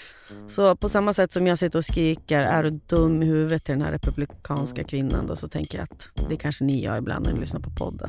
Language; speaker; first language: Swedish; native; Swedish